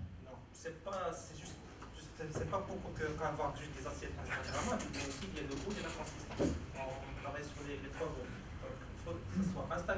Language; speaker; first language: French; non-native, local second language; Arabic